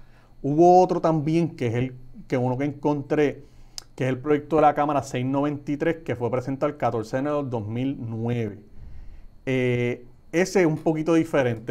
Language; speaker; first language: Spanish; native; Spanish